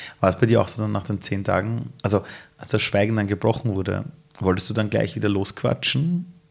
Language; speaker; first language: German; early bilingual, other home language; Persian